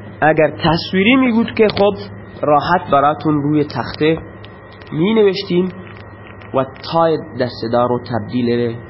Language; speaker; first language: Persian; non-native, local second language; Baluchi